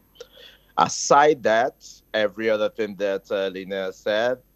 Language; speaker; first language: English; non-native, local second language; Igbo